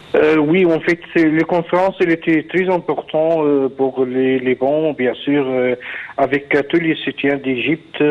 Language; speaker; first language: French; non-native, fluent; Arabic